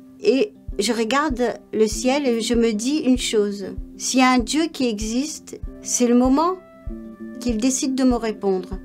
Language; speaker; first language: French; non-native, local second language; Morisyen